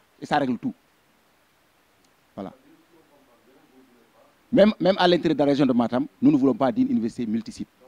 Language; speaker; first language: French; non-native, local second language; Fula